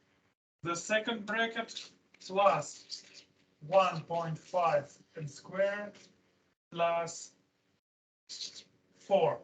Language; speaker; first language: English; non-native, fluent; Russian